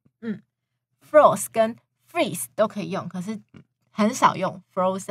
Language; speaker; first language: Chinese; native; Chinese